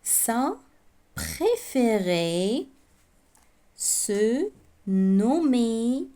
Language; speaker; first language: French; non-native, local second language; Arabic